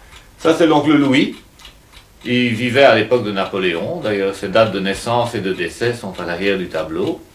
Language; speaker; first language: French; native; French